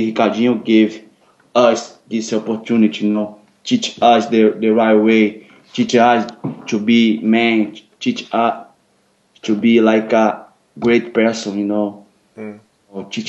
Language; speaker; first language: English; non-native, learner; Portuguese